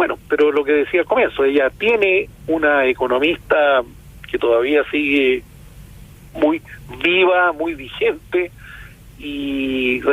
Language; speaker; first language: Spanish; native; Spanish